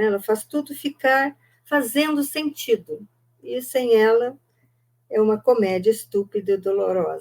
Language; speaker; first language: Portuguese; native; Portuguese